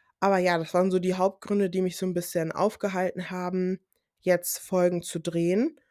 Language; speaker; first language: German; native; German